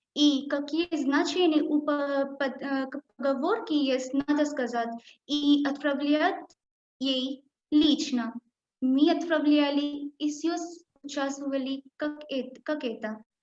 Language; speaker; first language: Russian; non-native, learner; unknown